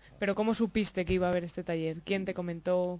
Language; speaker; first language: Spanish; native; Spanish